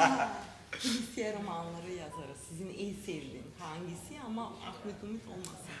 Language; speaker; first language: Turkish; non-native, learner; Macedonian